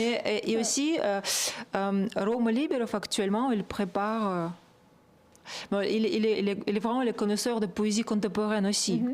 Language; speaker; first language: French; non-native, fluent; Russian